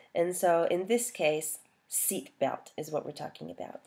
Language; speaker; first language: English; native; English